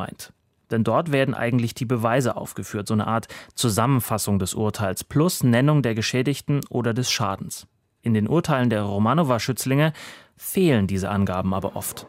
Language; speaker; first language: German; native; German